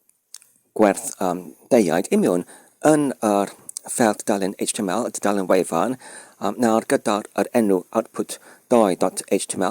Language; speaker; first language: Welsh; non-native, learner; English